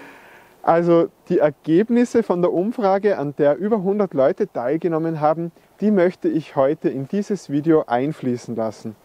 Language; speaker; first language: German; native; German